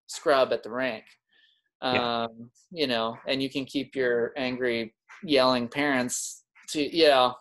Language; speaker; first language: English; native; English